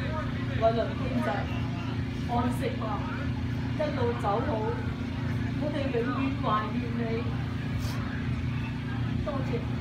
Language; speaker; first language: Cantonese; native; Cantonese